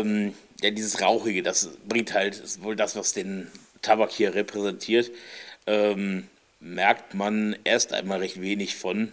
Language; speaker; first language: German; native; German